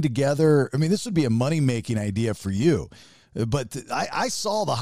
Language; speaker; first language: English; native; English